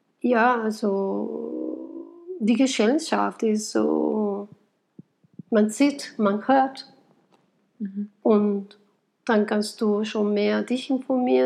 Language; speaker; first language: German; non-native, fluent; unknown